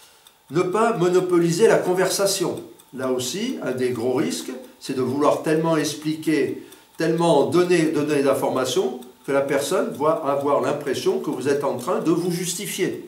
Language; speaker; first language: French; native; French